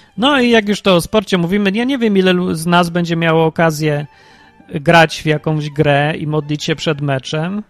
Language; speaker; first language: Polish; early bilingual, heritage; Polish